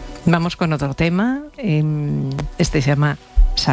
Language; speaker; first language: Spanish; native; Spanish